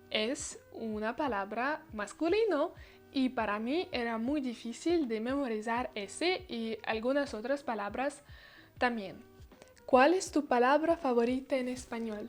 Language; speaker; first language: Spanish; non-native, learner; Russian